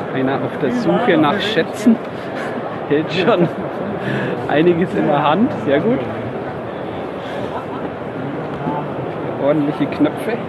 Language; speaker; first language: German; native; German